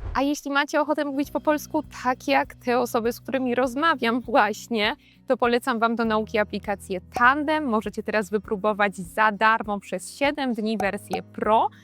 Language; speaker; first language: Polish; native; Polish